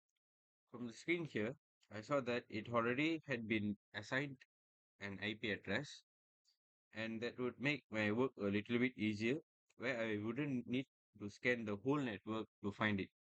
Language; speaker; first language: English; non-native, local second language; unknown